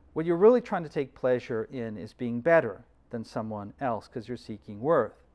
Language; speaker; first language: English; native; English